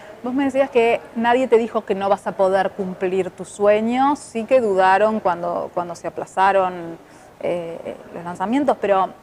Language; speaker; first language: Spanish; native; Spanish